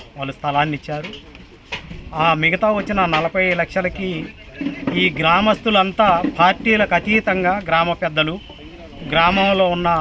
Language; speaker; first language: Telugu; native; Telugu